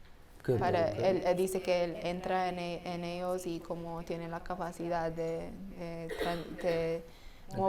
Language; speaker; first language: Spanish; non-native, fluent; English